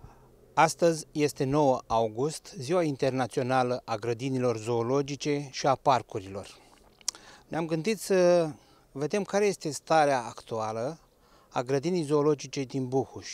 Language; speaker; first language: Romanian; native; Romanian